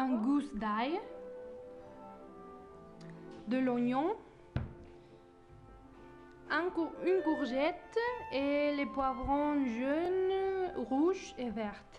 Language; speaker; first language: French; non-native, learner; Spanish